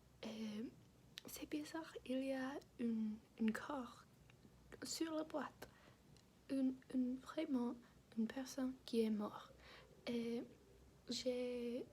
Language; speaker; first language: French; non-native, learner; English